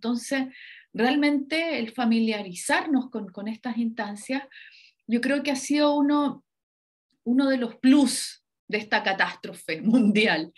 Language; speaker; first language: Spanish; native; Spanish